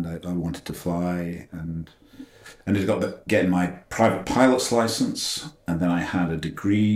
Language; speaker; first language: English; native; English